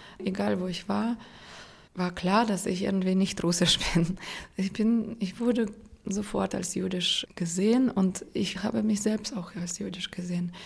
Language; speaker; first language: German; non-native, fluent; Russian